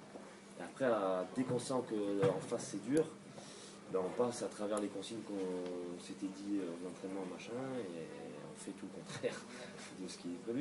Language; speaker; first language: French; native; French